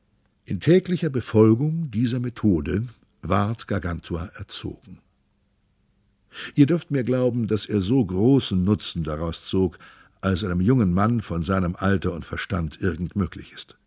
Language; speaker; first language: German; native; German